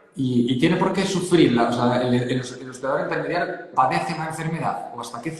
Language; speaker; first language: Spanish; native; Spanish